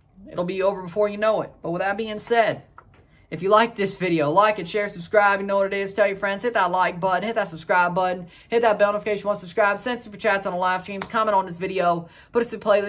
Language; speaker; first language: English; native; English